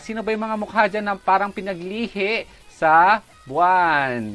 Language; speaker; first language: Filipino; native; Filipino